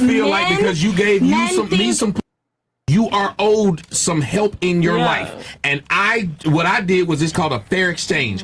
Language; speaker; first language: English; native; English